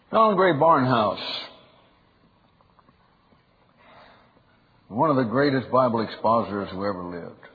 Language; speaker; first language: English; native; English